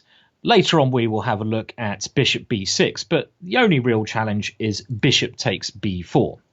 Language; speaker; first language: English; native; English